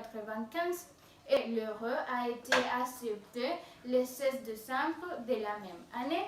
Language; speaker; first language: French; non-native, fluent; Spanish